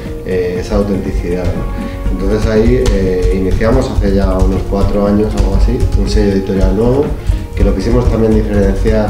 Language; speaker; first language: Spanish; native; Spanish